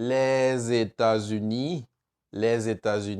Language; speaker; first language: French; non-native, fluent; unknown